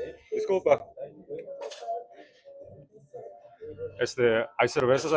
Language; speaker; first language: Spanish; non-native, learner; English